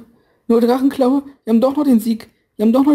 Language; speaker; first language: German; native; German